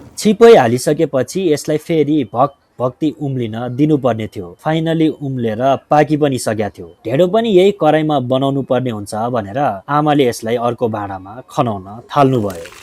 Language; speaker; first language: Nepali; non-native, local second language; Eastern Tamang